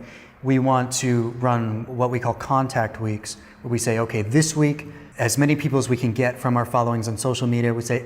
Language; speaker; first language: English; native; English